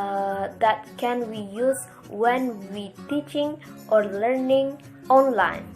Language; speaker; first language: English; non-native, learner; Indonesian